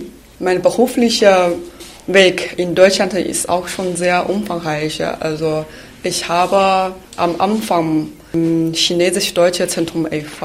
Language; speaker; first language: German; non-native, fluent; Chinese